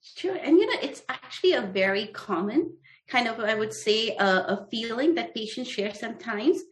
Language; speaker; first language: English; non-native, local second language; Hindi